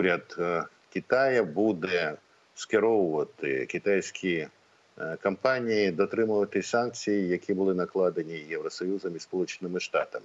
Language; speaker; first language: Ukrainian; native; Ukrainian